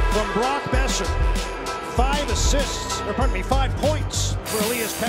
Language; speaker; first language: English; native; English